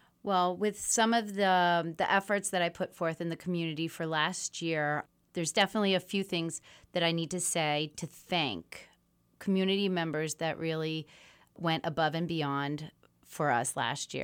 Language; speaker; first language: English; early bilingual, other home language; French